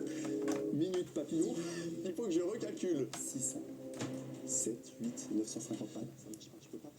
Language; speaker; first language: French; native; French